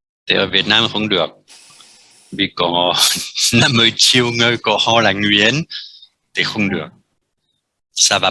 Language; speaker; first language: Vietnamese; non-native, fluent; French